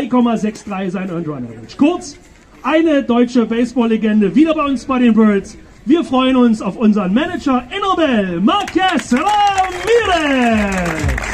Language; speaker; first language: German; native; German